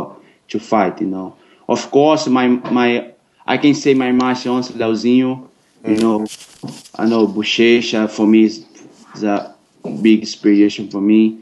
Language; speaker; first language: English; non-native, learner; Portuguese